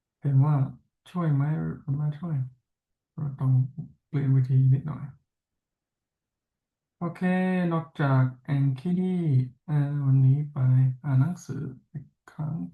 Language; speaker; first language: Thai; non-native, fluent; English